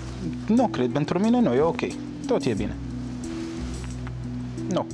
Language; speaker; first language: Romanian; non-native, learner; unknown